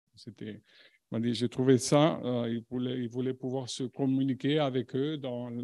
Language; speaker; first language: French; non-native, fluent; Spanish